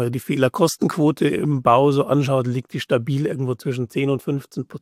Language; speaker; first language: German; native; German